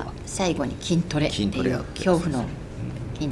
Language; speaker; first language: Japanese; native; Japanese